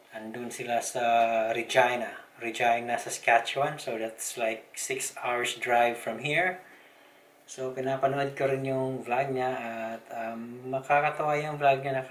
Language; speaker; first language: Filipino; non-native, local second language; Cebuano